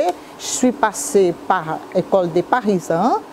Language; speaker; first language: French; non-native, fluent; Portuguese